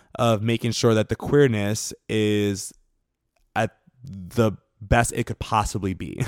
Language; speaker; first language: English; native; English